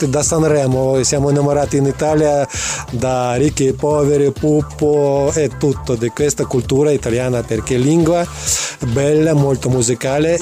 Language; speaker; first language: Italian; non-native, learner; Russian